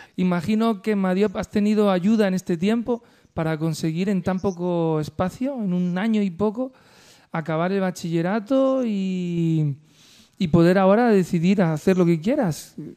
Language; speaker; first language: Spanish; native; Spanish